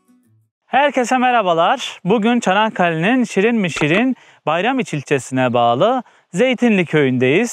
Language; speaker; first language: Turkish; native; Turkish